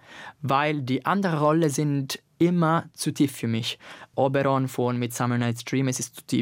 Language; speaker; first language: German; non-native, learner; Italian